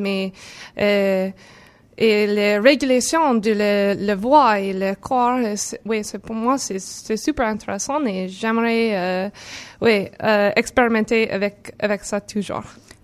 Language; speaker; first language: French; non-native, learner; English